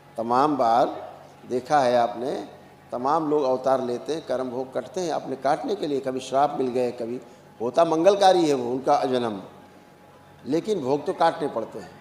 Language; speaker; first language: Hindi; native; Hindi